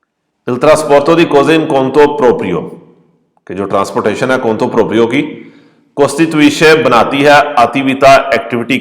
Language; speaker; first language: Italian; non-native, fluent; Urdu